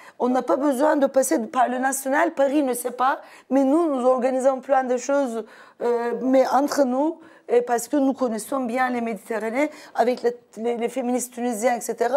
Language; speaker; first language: French; non-native, fluent; Turkish